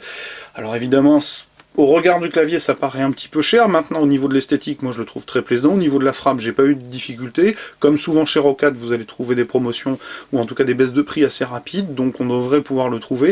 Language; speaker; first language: French; native; French